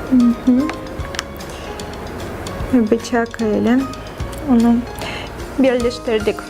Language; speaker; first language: Turkish; non-native, fluent; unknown